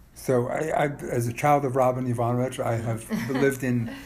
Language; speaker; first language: English; native; English